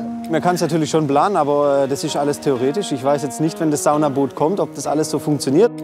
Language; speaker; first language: German; native; German